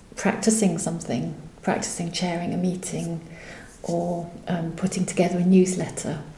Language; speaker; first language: English; native; English